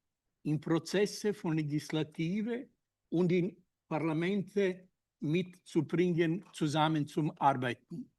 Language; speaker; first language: German; non-native, learner; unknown